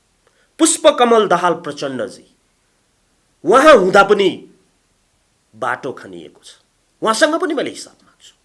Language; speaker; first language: Nepali; native; Nepali